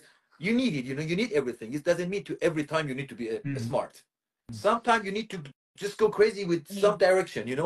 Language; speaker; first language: English; non-native, fluent; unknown